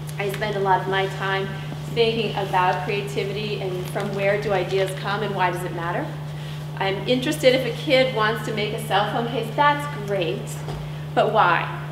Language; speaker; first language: English; native; English